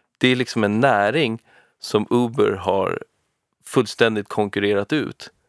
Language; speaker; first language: Swedish; native; Swedish